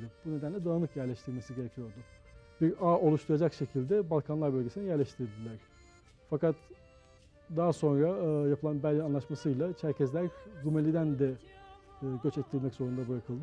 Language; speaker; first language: Turkish; native; Turkish